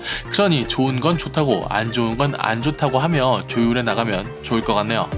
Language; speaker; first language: Korean; native; Korean